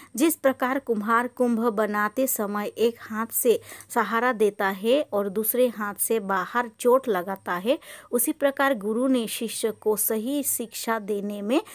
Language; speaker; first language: Hindi; non-native, local second language; Assamese